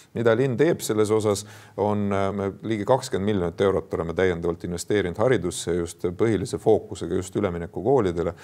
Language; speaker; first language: Estonian; non-native, local second language; Russian